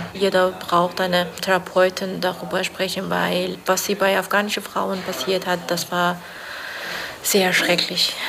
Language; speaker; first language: German; non-native, fluent; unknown